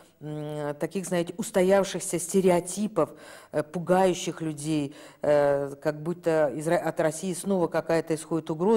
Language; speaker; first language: Russian; native; Russian